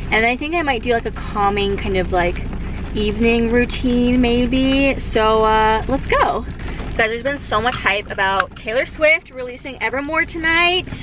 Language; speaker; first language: English; native; English